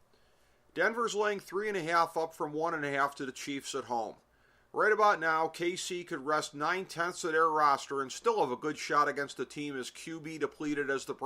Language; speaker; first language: English; native; English